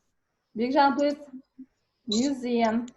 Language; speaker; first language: English; non-native, learner; Kazakh